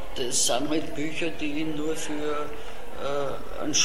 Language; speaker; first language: German; non-native, local second language; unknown